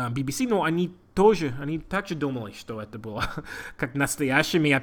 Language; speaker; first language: Russian; non-native, learner; English